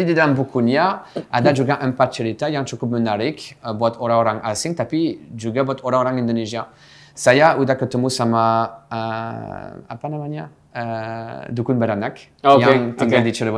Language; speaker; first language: Indonesian; non-native, fluent; French